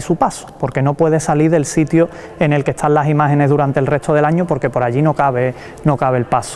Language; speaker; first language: Spanish; native; Spanish